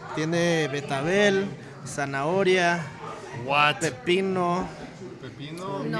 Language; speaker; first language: Spanish; native; Spanish